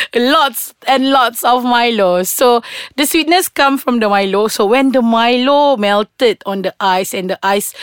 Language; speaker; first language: English; non-native, local second language; Malay